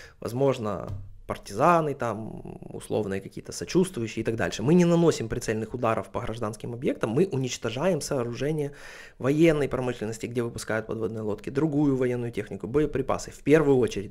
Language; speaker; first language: Russian; native; Russian